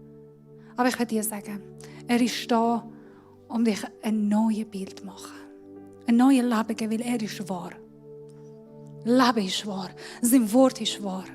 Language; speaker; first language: German; non-native, fluent; Persian